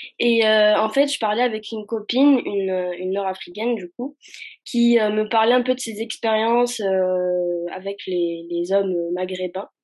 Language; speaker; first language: French; early bilingual, other home language; Arabic